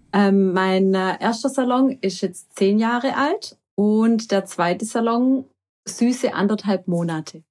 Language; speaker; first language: German; early bilingual, other home language; Croatian